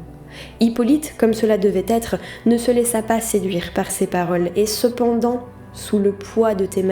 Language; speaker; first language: French; native; French